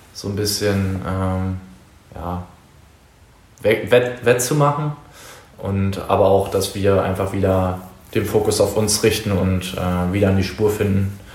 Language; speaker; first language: German; native; German